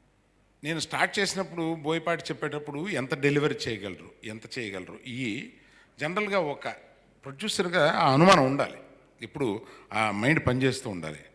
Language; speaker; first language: Telugu; native; Telugu